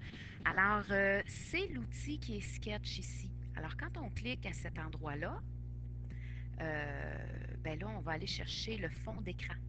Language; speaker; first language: French; native; French